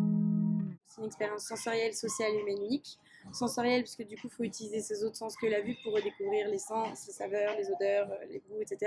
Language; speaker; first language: French; native; French